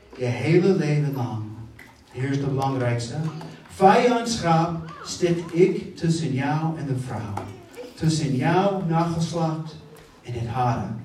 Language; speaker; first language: Dutch; non-native, fluent; English